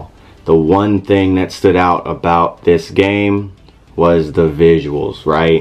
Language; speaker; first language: English; native; English